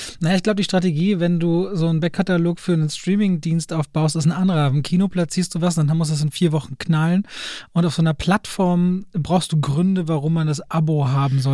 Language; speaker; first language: German; native; German